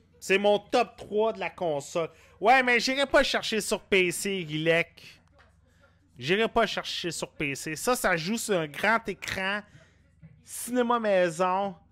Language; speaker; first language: French; native; French